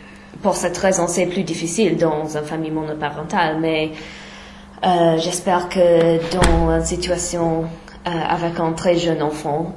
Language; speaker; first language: French; non-native, fluent; English